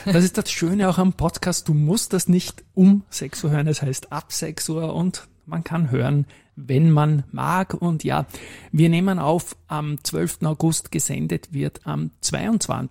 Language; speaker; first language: German; native; German